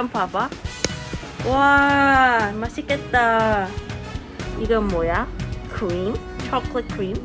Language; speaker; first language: Korean; non-native, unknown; Cantonese